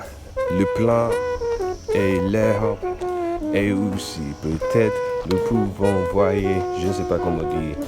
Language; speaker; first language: French; non-native, learner; English